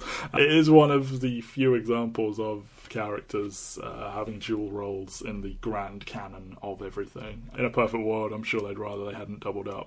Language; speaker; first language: English; native; English